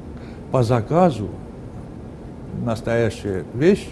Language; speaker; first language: Russian; non-native, fluent; Armenian